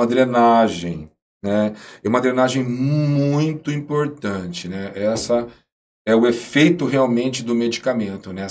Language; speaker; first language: Portuguese; native; Portuguese